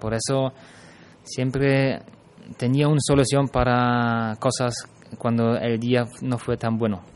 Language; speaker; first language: Spanish; non-native, fluent; German